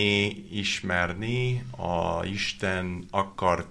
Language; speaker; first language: Hungarian; non-native, learner; English